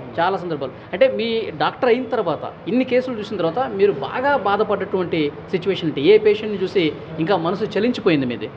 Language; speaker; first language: Telugu; native; Telugu